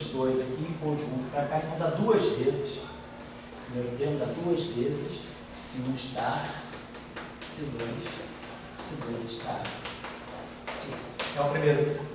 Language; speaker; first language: Portuguese; native; Portuguese